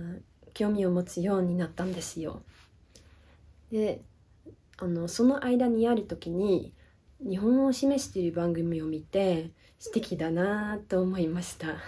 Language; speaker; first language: Japanese; non-native, fluent; Dutch